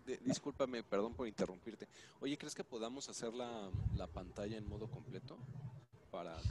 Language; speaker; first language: Spanish; native; Spanish